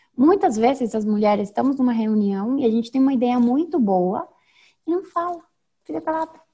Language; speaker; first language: Portuguese; non-native, fluent; Spanish